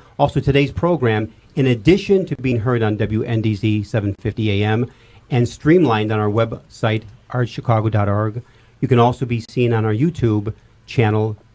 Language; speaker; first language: English; native; English